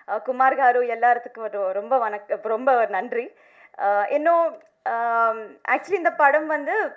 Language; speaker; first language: Tamil; non-native, learner; Telugu